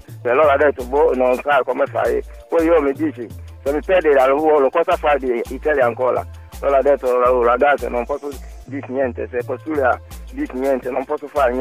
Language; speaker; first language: Italian; non-native, learner; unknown